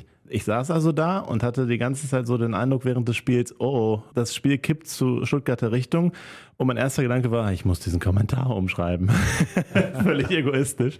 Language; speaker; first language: German; native; German